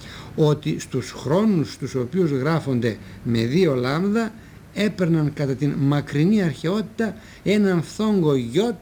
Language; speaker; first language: Greek; native; Greek